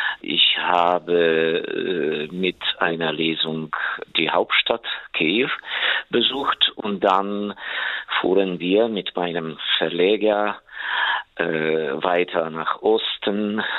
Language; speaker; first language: German; non-native, fluent; Ukrainian